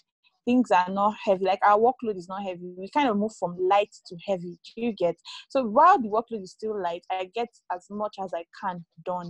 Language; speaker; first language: English; non-native, local second language; Yoruba